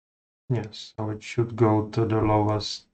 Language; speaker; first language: English; non-native, fluent; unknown